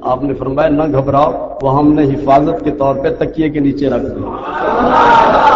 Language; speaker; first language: Urdu; non-native, local second language; Saraiki